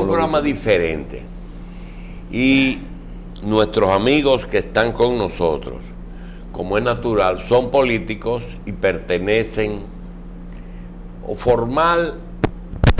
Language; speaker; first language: Spanish; native; Spanish